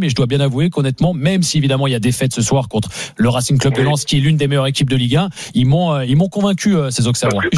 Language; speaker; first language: French; native; French